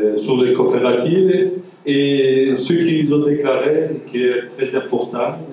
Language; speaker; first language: French; non-native, fluent; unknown